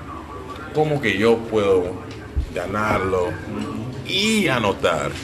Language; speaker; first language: Spanish; non-native, learner; English